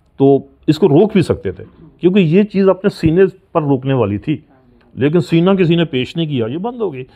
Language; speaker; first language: Urdu; non-native, local second language; Punjabi